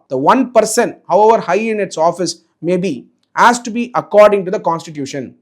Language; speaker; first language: English; non-native, local second language; Tamil